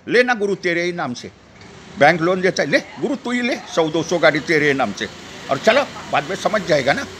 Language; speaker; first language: Hindi; non-native, local second language; Marathi